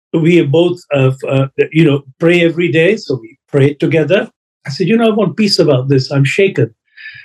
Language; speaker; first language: English; non-native, local second language; Sindhi